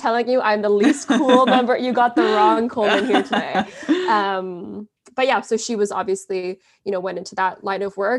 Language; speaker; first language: English; native; English